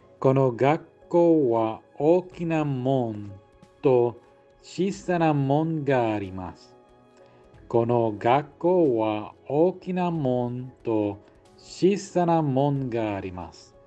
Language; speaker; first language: Japanese; non-native, learner; English